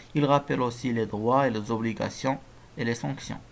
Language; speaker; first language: French; non-native, local second language; Arabic